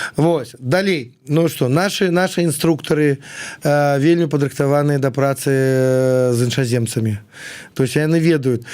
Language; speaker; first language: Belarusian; non-native, local second language; Russian